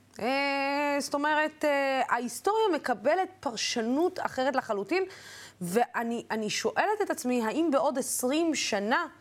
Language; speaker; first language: Hebrew; non-native, local second language; Arabic